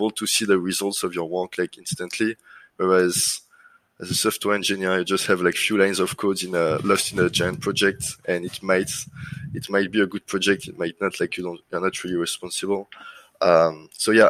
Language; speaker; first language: English; non-native, fluent; French